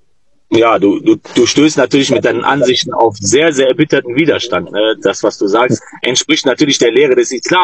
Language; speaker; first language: German; native; German